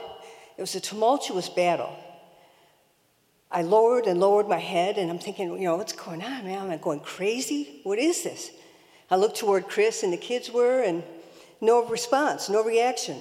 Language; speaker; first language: English; native; English